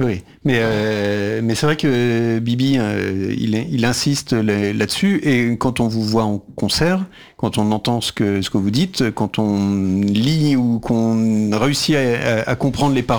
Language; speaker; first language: French; native; French